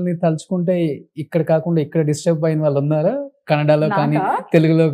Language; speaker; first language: Telugu; native; Telugu